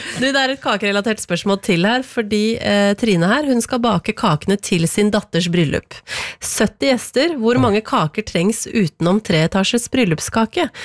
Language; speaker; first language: Norwegian; native; Norwegian